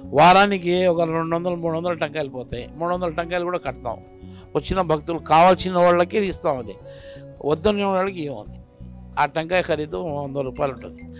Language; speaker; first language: Telugu; non-native, local second language; Urdu